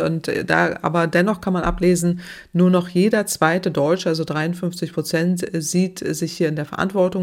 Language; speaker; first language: German; native; German